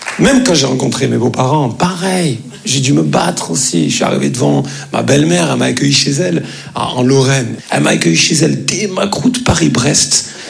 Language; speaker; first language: French; native; French